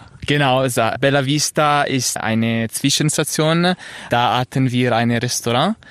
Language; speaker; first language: German; non-native, local second language; Italian